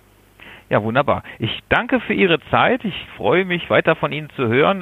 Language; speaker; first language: German; native; German